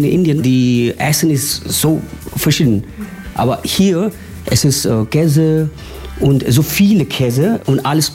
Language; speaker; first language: German; non-native, learner; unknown